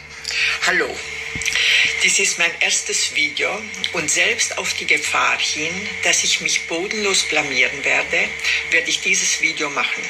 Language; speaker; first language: German; non-native, fluent; Romanian